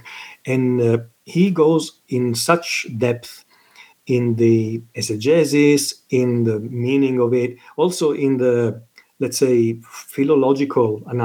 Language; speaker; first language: English; non-native, fluent; Italian